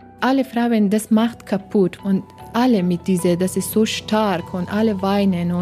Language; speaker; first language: German; non-native, learner; Persian